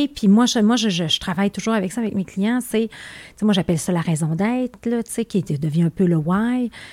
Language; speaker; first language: French; native; French